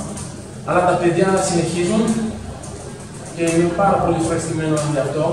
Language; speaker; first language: Greek; non-native, learner; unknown